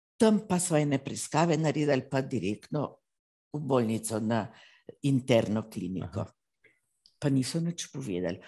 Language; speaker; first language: Slovenian; native; Slovenian